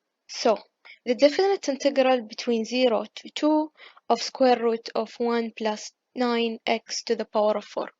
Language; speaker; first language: English; non-native, fluent; Arabic